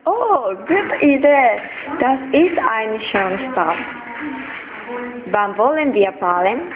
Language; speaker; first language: German; non-native, learner; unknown